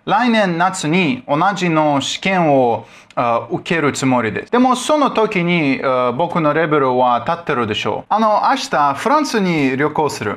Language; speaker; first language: Japanese; non-native, learner; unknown